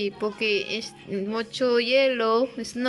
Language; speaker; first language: Spanish; non-native, learner; Filipino